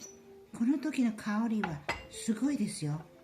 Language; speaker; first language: Japanese; non-native, fluent; Chinese